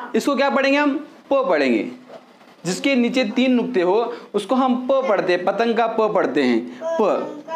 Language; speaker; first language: Hindi; native; Hindi